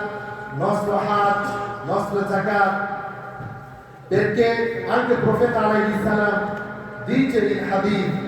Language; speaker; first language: Italian; non-native, learner; Bangla